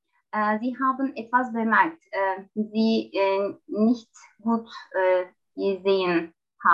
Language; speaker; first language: German; non-native, learner; Turkish